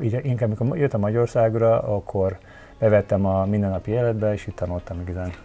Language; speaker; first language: Hungarian; early bilingual, heritage; Hungarian